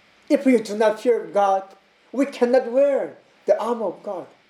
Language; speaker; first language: English; non-native, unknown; Korean